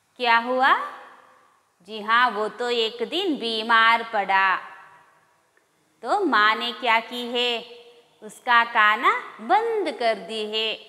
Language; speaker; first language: Hindi; non-native, local second language; Kannada